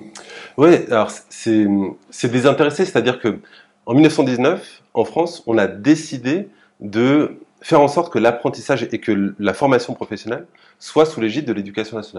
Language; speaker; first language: French; native; French